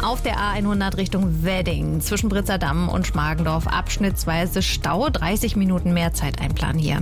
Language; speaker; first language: German; native; German